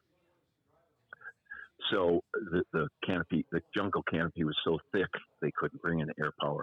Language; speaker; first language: English; native; English